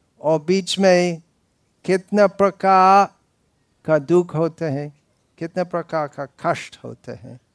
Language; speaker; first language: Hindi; non-native, fluent; English